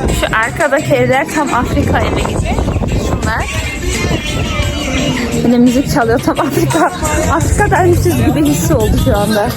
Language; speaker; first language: Turkish; early bilingual, heritage; Turkish